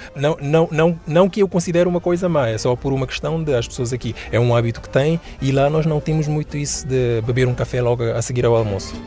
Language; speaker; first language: Portuguese; non-native, local second language; Kabuverdianu